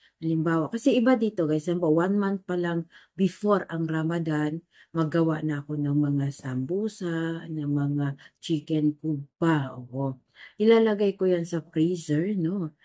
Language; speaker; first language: Filipino; non-native, local second language; Maguindanaon